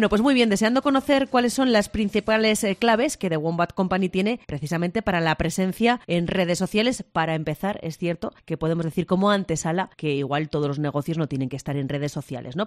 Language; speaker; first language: Spanish; native; Spanish